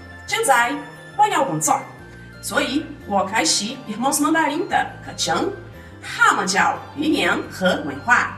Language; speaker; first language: Chinese; non-native, learner; Portuguese